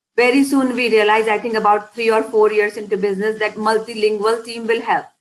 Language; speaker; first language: English; non-native, local second language; Hindi